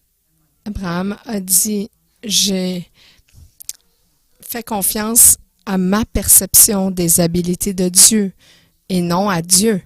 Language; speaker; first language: French; non-native, fluent; English